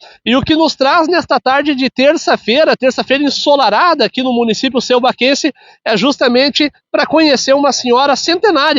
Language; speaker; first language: Portuguese; native; Portuguese